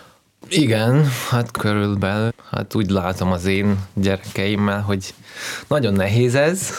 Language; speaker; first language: Hungarian; non-native, fluent; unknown